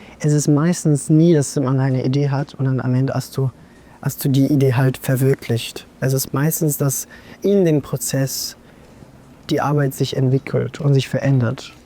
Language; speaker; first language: German; non-native, fluent; Italian